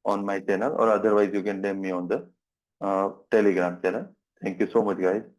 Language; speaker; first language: English; non-native, local second language; Gujarati